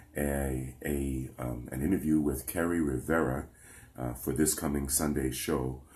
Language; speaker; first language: English; native; English